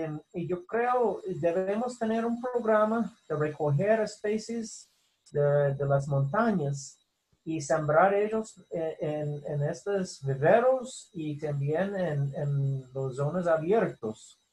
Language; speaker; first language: Spanish; non-native, fluent; English